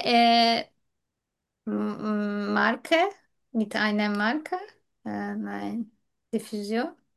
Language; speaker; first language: German; non-native, learner; Turkish